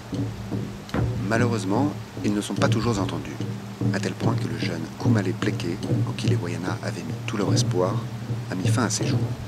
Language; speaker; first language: French; native; French